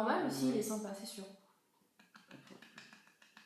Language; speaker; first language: French; native; French